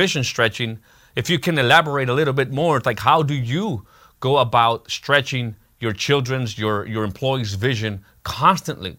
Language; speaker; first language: English; early bilingual, other home language; Spanish